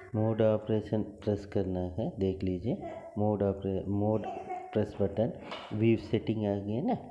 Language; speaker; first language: Hindi; non-native, local second language; Tamil